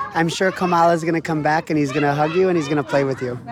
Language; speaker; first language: English; native; English